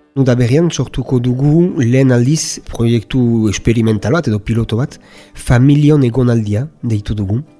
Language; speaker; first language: Basque; native; Basque